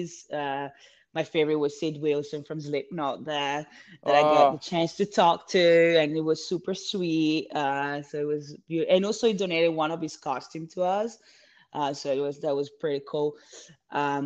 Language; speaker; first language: English; non-native, fluent; Italian